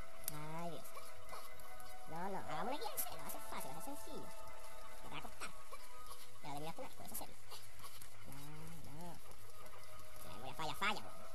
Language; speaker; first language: Spanish; native; Spanish